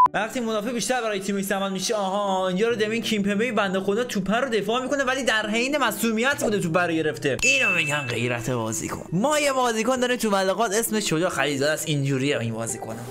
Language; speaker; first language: Persian; native; Persian